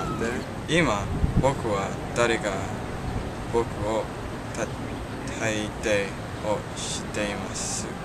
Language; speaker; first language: Japanese; non-native, learner; English